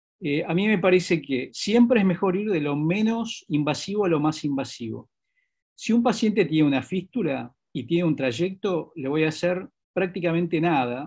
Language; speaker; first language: Spanish; native; Spanish